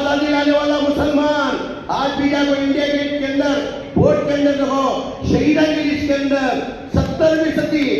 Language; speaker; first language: Hindi; native; Hindi